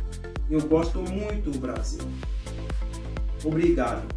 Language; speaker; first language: Portuguese; non-native, learner; Haitian Creole